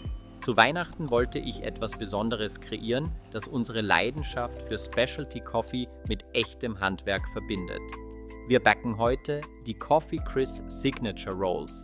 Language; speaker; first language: German; native; German